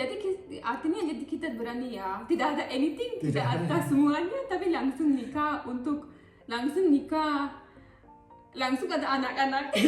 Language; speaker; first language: Indonesian; non-native, learner; Turkish